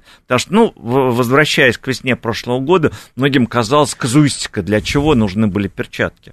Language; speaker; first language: Russian; native; Russian